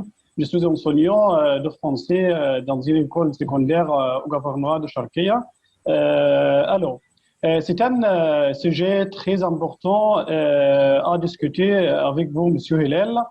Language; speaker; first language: French; non-native, fluent; Arabic